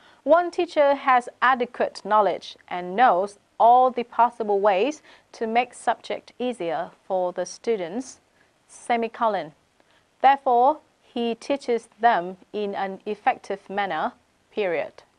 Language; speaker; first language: English; non-native, fluent; Vietnamese